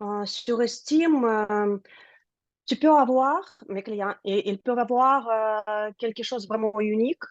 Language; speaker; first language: French; non-native, learner; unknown